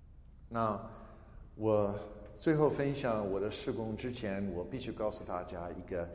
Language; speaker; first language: Chinese; non-native, fluent; English